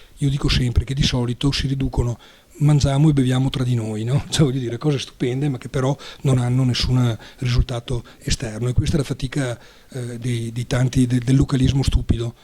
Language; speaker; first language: Italian; native; Italian